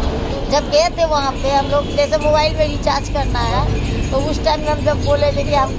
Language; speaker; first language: Hindi; non-native, local second language; Bhojpuri